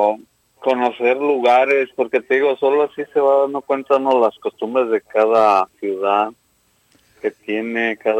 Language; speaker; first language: Spanish; native; Spanish